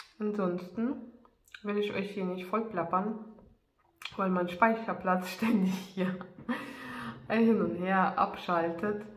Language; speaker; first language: German; non-native, fluent; Russian